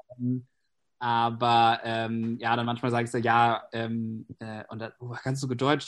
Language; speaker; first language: German; non-native, fluent; English